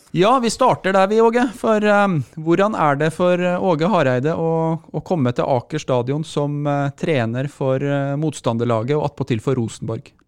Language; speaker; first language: Norwegian; native; Norwegian